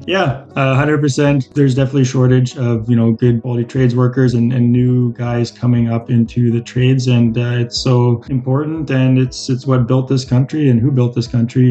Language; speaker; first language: English; native; English